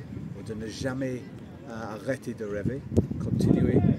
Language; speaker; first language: French; non-native, fluent; English